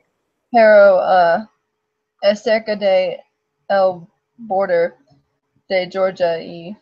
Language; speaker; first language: Spanish; non-native, learner; English